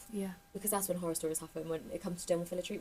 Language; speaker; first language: English; native; English